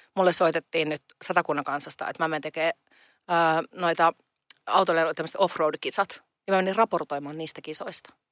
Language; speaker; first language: Finnish; native; Finnish